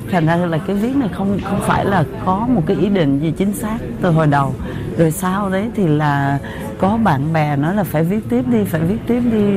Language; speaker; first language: Vietnamese; early bilingual, other home language; French